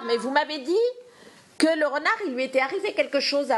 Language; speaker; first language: French; native; French